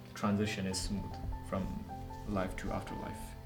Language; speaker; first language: English; non-native, local second language; Nepali